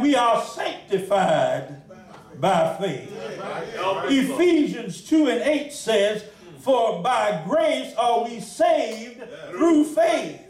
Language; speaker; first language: English; native; English